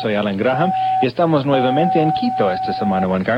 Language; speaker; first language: Spanish; non-native, fluent; English